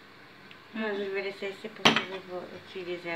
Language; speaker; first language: French; non-native, fluent; Arabic